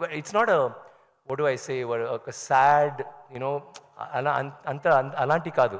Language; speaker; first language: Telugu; non-native, learner; Tamil